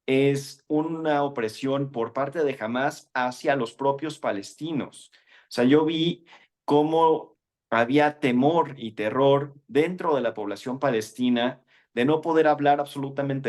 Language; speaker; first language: Spanish; native; Spanish